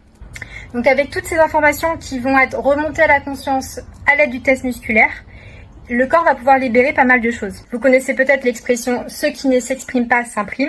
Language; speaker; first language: French; native; French